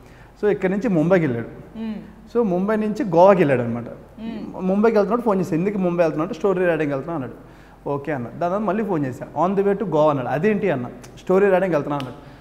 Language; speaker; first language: Telugu; native; Telugu